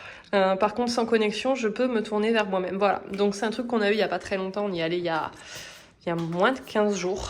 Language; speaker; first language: French; native; French